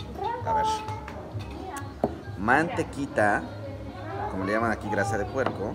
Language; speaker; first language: Spanish; native; Spanish